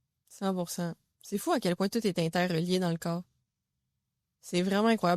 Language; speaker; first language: French; native; French